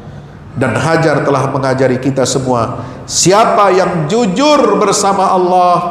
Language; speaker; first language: Indonesian; native; Indonesian